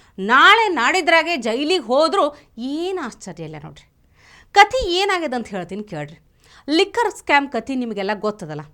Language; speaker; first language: Kannada; native; Kannada